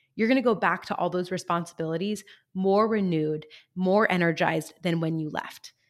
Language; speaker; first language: English; native; English